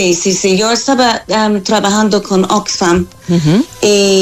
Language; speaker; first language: Spanish; non-native, fluent; English